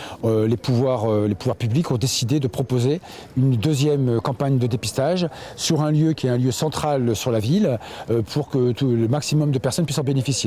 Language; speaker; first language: French; native; French